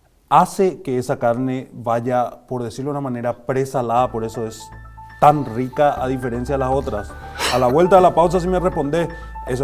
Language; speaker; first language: Spanish; native; Spanish